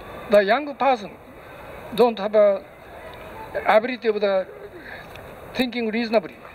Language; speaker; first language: English; non-native, learner; Japanese